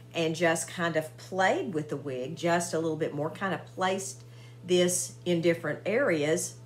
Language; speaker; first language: English; native; English